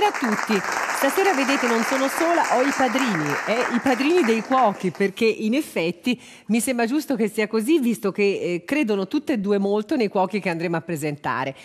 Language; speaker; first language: Italian; native; Italian